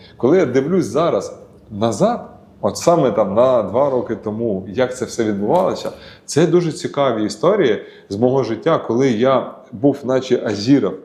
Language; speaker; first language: Ukrainian; non-native, local second language; Russian